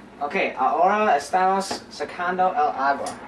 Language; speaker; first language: Spanish; non-native, learner; English